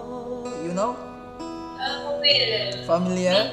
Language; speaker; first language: English; non-native, learner; Hakka Chinese